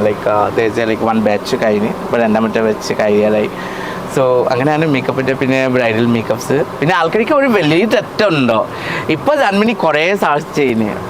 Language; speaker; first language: Malayalam; non-native, learner; Assamese